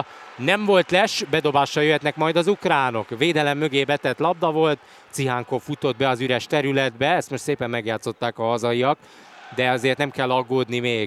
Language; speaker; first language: Hungarian; native; Hungarian